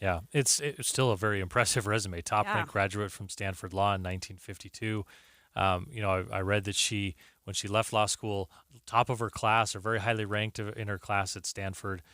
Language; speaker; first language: English; native; English